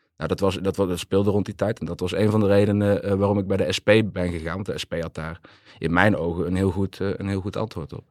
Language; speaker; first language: Dutch; native; Dutch